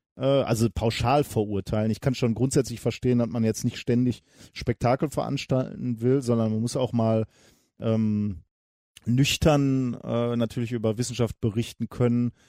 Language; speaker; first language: German; native; German